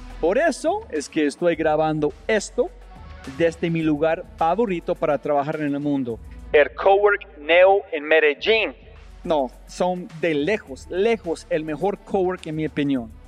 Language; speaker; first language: Spanish; non-native, fluent; English